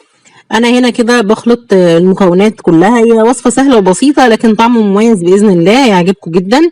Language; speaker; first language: Arabic; native; Arabic